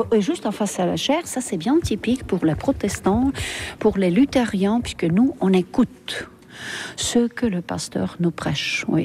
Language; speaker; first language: French; non-native, fluent; Estonian